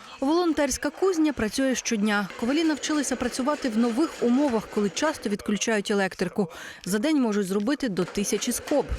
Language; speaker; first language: Ukrainian; native; Ukrainian